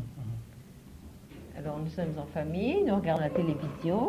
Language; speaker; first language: French; native; French